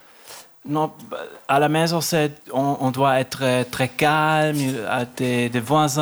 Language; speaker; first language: French; non-native, local second language; German